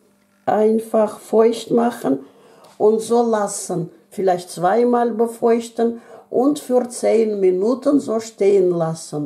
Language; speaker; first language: German; non-native, fluent; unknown